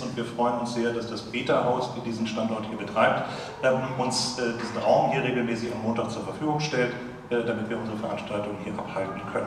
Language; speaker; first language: German; native; German